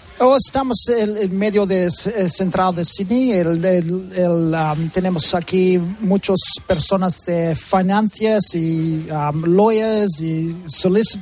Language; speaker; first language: Spanish; early bilingual, heritage; English